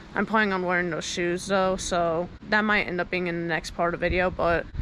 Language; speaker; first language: English; native; English